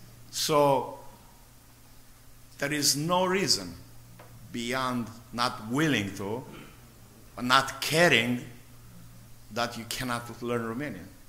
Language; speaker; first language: English; non-native, fluent; Romanian